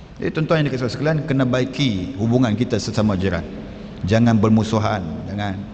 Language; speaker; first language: Malay; native; Malay